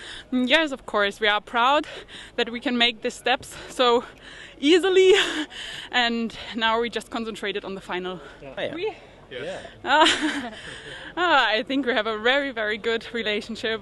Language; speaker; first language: English; non-native, fluent; German